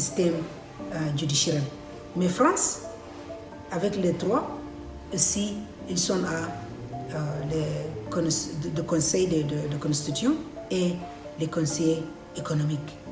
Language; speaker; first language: French; non-native, learner; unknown